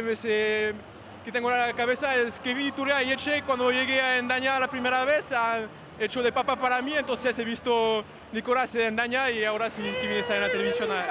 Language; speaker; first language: Spanish; non-native, fluent; French